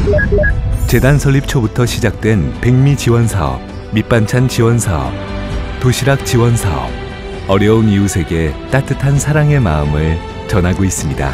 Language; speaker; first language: Korean; native; Korean